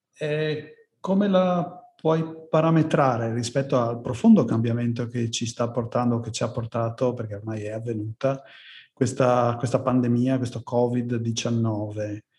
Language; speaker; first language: Italian; native; Italian